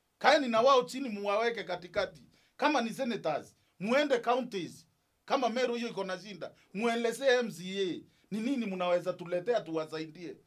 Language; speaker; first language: Swahili; non-native, local second language; Meru